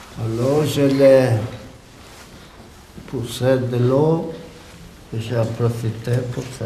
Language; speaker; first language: French; non-native, learner; Polish